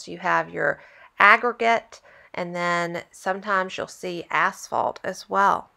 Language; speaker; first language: English; native; English